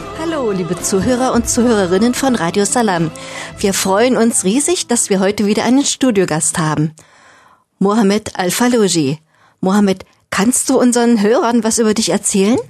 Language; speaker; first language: German; native; German